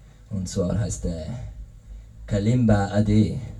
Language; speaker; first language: German; native; German